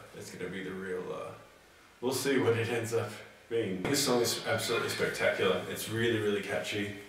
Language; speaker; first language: English; native; English